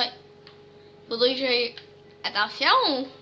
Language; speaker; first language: French; native; French